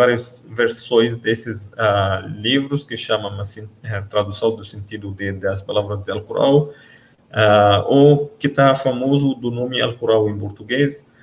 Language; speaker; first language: Portuguese; non-native, learner; Arabic